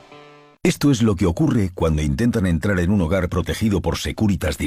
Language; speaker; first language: Spanish; native; Spanish